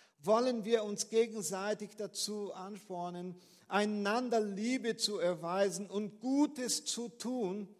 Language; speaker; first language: German; non-native, fluent; Portuguese